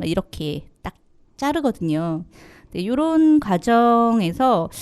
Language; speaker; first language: Korean; native; Korean